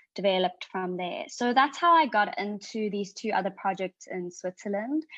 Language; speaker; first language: English; native; English